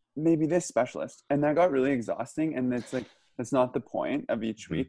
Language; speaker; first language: English; native; English